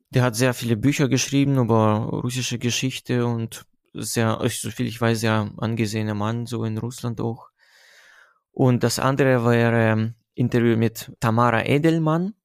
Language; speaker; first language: German; non-native, fluent; Russian